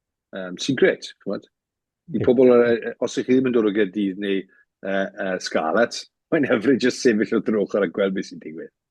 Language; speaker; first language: Welsh; native; Welsh